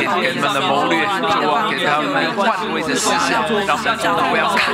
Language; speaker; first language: Chinese; native; Chinese